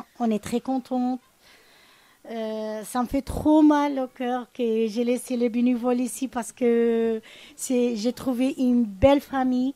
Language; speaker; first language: French; non-native, learner; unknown